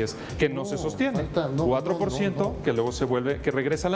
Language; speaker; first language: Spanish; native; Spanish